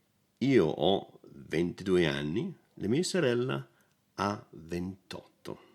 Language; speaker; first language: Italian; non-native, learner; English